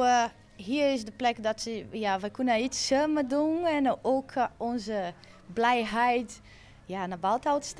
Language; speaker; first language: Dutch; non-native, learner; Portuguese